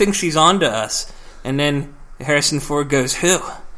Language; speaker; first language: English; native; English